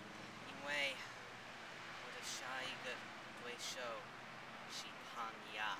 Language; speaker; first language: Chinese; non-native, learner; English